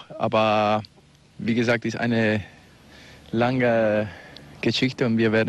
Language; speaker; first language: German; non-native, fluent; Spanish